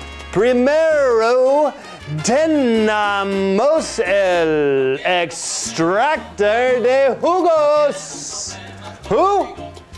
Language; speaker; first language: Spanish; non-native, learner; English